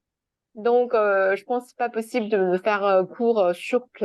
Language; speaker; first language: French; non-native, fluent; Chinese